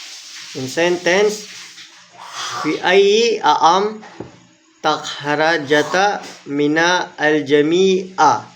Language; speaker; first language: Arabic; non-native, learner; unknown